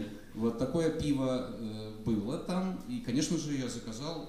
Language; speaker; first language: Russian; native; Russian